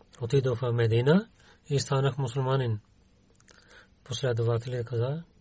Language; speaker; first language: Bulgarian; non-native, learner; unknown